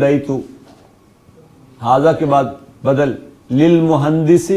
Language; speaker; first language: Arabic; non-native, fluent; Urdu